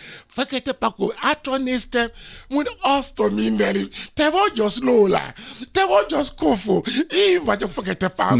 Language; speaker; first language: Hungarian; non-native, fluent; Yoruba